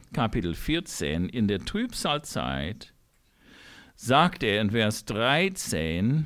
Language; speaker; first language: German; non-native, fluent; English